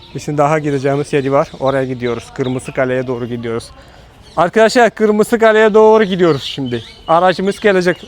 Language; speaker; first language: Turkish; non-native, fluent; Hindi